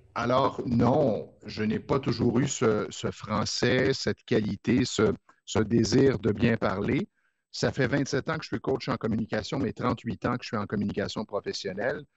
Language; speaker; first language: French; native; French